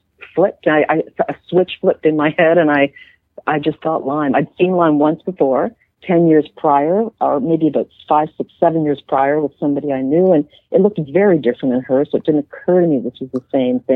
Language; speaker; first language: English; native; English